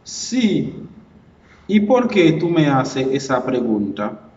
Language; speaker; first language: Spanish; non-native, fluent; Haitian Creole